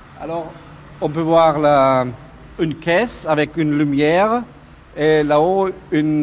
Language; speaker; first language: French; non-native, learner; German